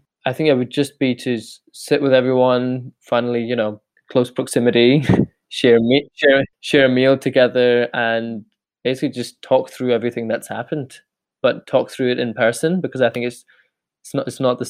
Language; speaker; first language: English; native; English